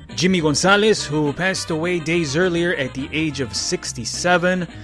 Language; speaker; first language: English; early bilingual, other home language; Spanish